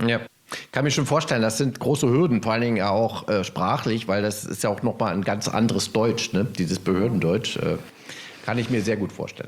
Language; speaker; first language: German; native; German